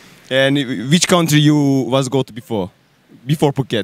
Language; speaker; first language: English; non-native, learner; Turkish